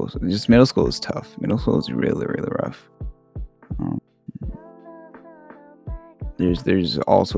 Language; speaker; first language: English; early bilingual, other home language; Arabic